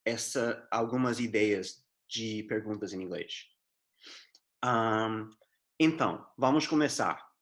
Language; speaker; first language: Portuguese; non-native, fluent; English